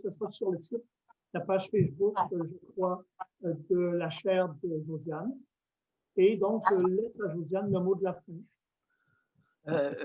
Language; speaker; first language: French; native; French